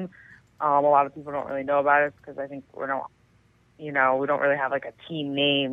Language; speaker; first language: English; native; English